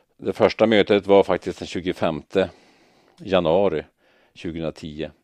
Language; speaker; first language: Swedish; native; Swedish